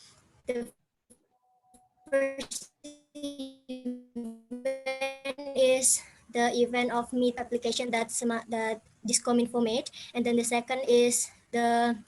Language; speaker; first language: English; non-native, fluent; Indonesian